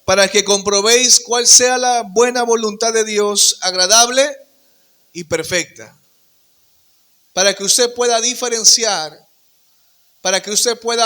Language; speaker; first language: Spanish; native; Spanish